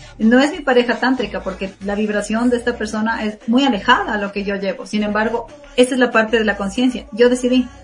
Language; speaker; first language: Spanish; native; Spanish